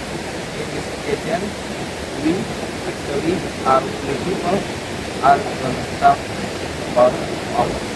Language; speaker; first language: English; non-native, learner; Indonesian